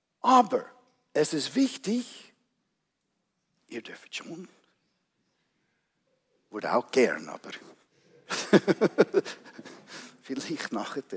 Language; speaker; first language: German; non-native, fluent; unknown